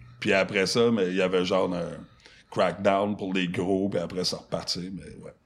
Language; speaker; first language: French; non-native, local second language; English